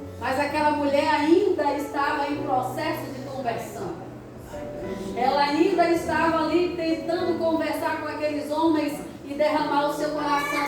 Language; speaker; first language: Portuguese; native; Portuguese